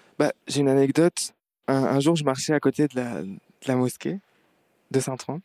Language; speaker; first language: French; non-native, local second language; Arabic